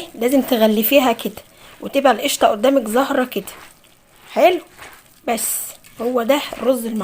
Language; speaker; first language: Arabic; native; Arabic